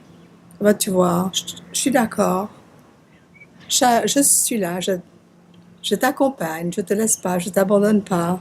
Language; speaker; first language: French; native; French